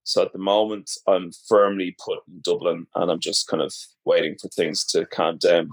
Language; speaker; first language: English; native; English